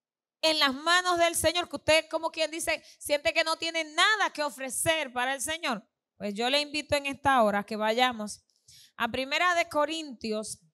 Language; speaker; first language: Spanish; native; Spanish